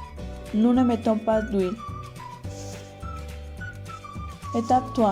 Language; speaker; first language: French; non-native, learner; Spanish